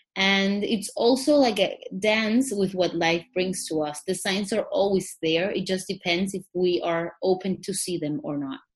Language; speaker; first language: English; non-native, fluent; Spanish